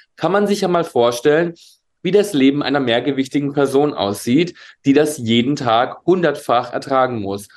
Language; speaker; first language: German; native; German